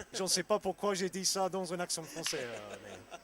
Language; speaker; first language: French; non-native, learner; English